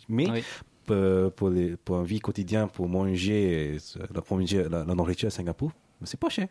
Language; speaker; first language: French; non-native, learner; English